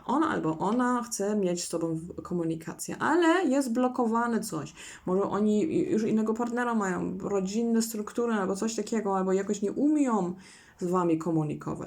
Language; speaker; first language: Polish; non-native, learner; German